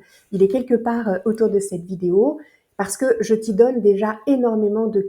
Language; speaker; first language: French; native; French